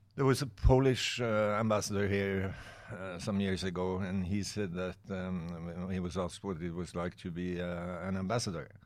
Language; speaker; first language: English; non-native, fluent; Norwegian